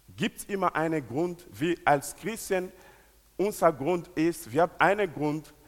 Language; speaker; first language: German; non-native, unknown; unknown